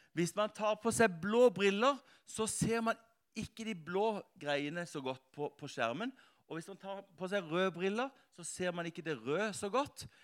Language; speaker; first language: Norwegian; native; Norwegian